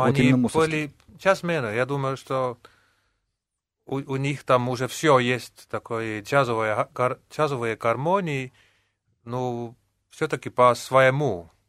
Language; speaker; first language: Russian; non-native, local second language; Estonian